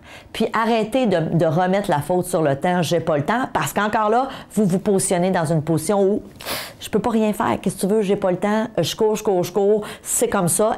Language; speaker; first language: French; native; French